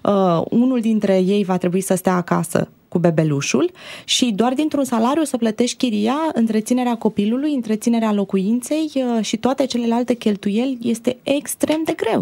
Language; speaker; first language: Romanian; native; Romanian